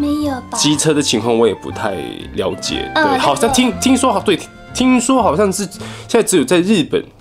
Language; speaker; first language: Chinese; native; Chinese